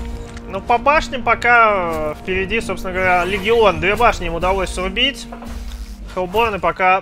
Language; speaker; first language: Russian; native; Russian